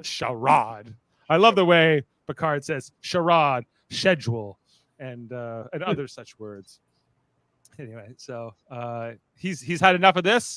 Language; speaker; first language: English; native; English